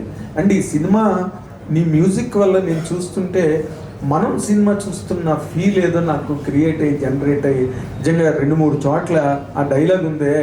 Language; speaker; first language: Telugu; native; Telugu